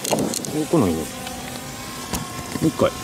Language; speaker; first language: Japanese; native; Japanese